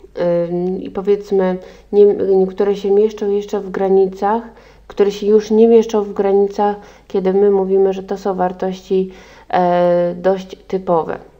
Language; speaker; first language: Polish; native; Polish